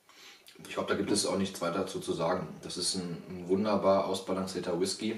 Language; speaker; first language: German; native; German